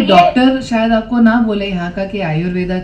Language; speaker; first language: Hindi; native; Hindi